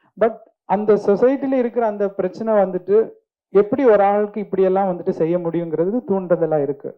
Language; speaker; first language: Tamil; non-native, fluent; Malayalam